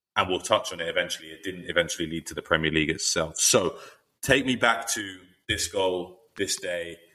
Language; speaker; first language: English; native; English